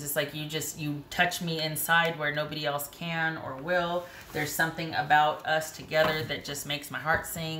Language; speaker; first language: English; native; English